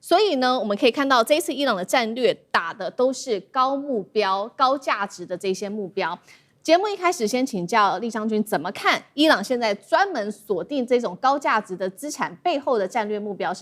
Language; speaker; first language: Chinese; native; Chinese